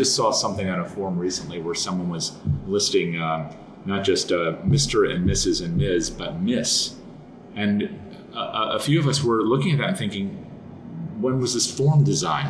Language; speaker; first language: English; native; English